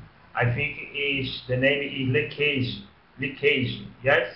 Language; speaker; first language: English; non-native, learner; Portuguese